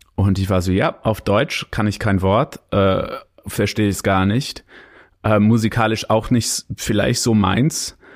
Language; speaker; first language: German; non-native, fluent; English